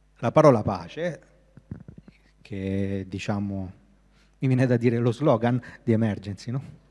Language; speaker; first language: Italian; native; Italian